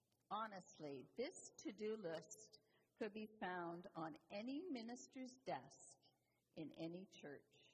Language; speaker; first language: English; native; English